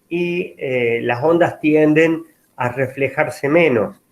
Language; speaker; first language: Spanish; native; Spanish